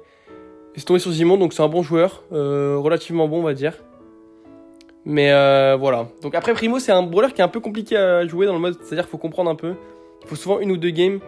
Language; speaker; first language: French; native; French